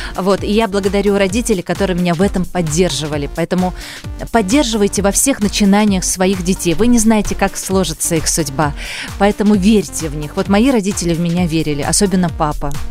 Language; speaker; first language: Russian; early bilingual, other home language; Kurdish